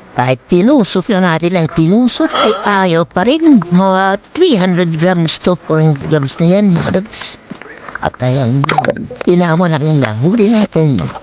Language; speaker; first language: Filipino; non-native, local second language; Waray